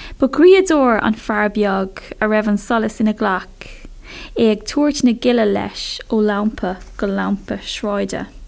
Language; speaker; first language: Irish; non-native, local second language; English